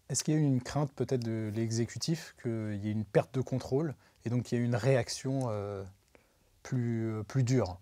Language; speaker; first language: French; native; French